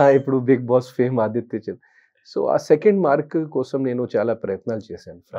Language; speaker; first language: Telugu; non-native, fluent; Hindi